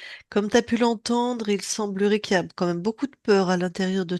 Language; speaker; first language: French; native; French